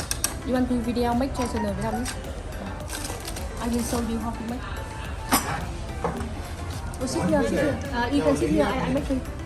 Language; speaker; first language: English; non-native, learner; Vietnamese